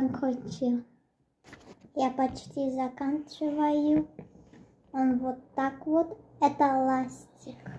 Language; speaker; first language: Russian; early bilingual, heritage; Russian